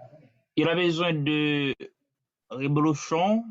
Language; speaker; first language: French; non-native, learner; Haitian Creole